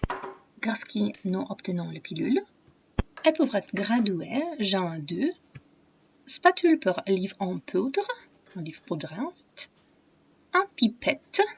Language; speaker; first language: French; non-native, fluent; Polish